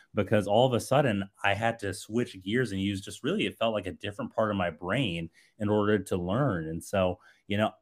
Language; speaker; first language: English; native; English